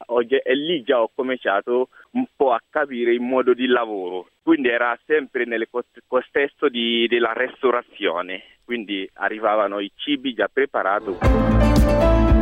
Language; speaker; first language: Italian; non-native, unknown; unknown